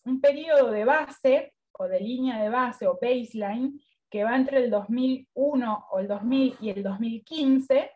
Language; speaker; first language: Spanish; native; Spanish